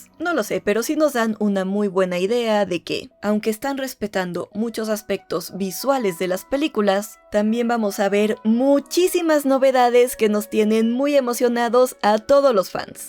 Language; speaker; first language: Spanish; native; Spanish